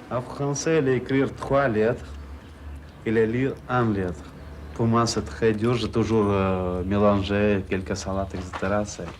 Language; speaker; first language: French; non-native, learner; Russian